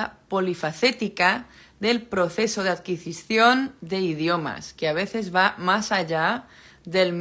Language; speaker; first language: Spanish; non-native, fluent; Dutch